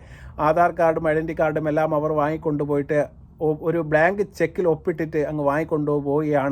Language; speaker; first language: Malayalam; native; Malayalam